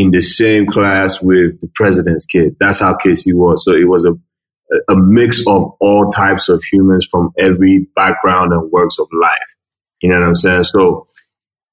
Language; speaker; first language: English; non-native, local second language; Igbo